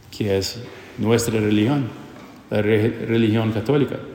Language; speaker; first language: Spanish; non-native, fluent; Portuguese